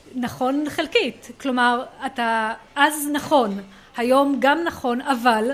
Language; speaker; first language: Hebrew; non-native, local second language; Arabic